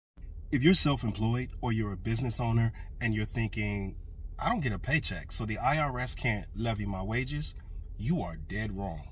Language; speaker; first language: English; native; English